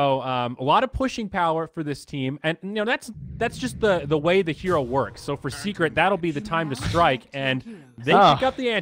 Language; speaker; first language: English; native; English